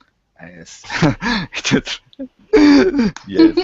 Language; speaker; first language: English; non-native, learner; Japanese